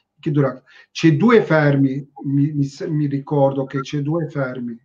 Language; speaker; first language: Italian; non-native, learner; Turkish